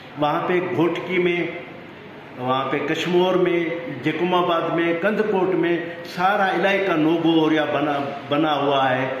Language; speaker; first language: Urdu; non-native, local second language; Sindhi